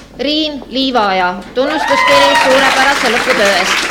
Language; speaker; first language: Estonian; native; Estonian